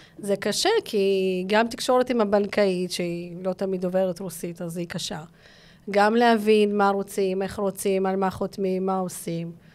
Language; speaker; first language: Hebrew; non-native, fluent; Russian